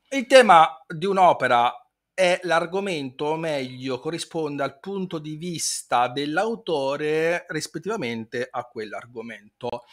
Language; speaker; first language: Italian; native; Italian